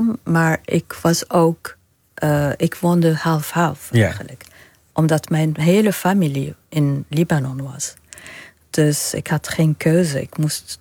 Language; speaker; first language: Dutch; non-native, fluent; Arabic